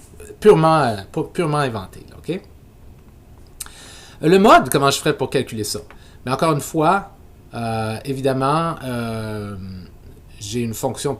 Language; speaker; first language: French; native; French